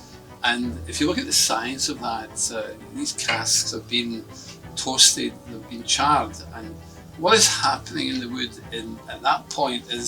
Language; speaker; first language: English; native; English